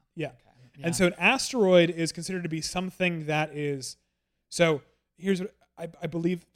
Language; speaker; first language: English; native; English